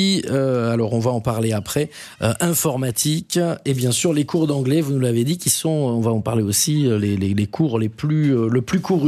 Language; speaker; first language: French; native; French